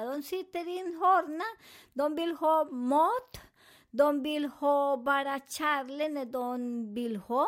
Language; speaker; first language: Swedish; non-native, learner; Spanish